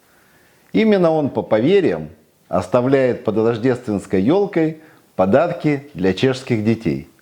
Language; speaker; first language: Russian; native; Russian